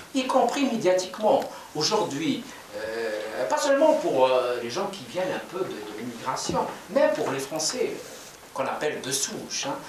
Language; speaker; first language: French; non-native, local second language; Kabyle